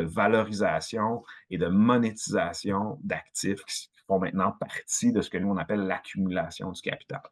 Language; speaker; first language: French; native; French